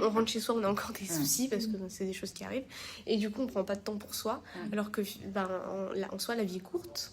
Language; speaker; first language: French; native; French